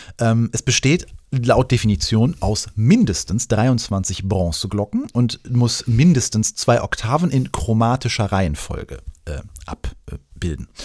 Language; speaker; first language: German; native; German